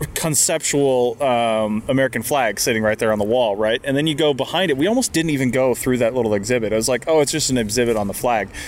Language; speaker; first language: English; native; English